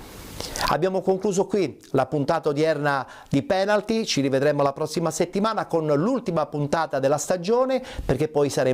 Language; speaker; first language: Italian; native; Italian